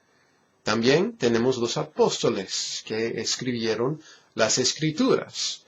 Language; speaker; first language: Spanish; non-native, fluent; English